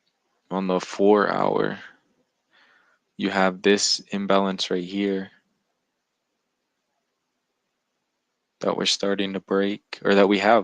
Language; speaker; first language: English; native; English